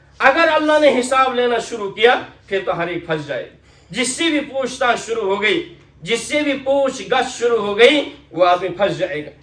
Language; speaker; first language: Urdu; non-native, local second language; Kashmiri